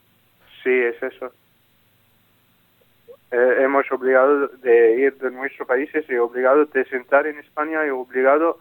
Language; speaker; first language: Spanish; non-native, learner; Arabic